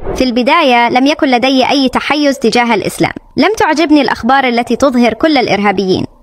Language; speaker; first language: Arabic; non-native, fluent; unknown